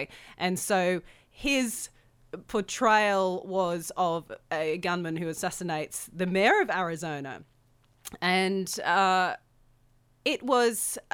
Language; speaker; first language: English; native; English